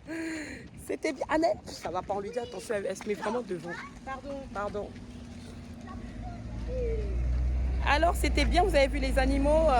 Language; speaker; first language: French; native; French